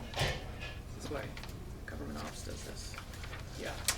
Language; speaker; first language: English; native; English